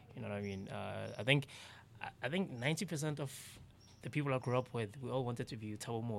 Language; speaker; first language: English; non-native, local second language; Zulu